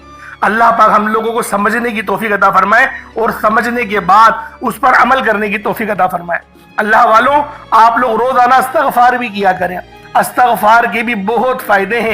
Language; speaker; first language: Urdu; native; Urdu